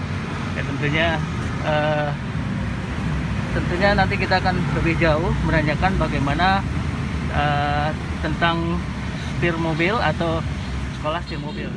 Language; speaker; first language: Indonesian; native; Indonesian